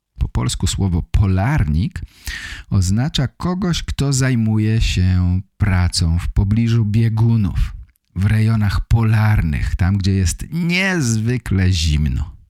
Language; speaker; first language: Polish; native; Polish